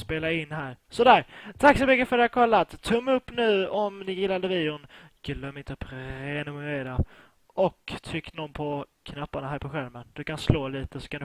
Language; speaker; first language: Swedish; native; Swedish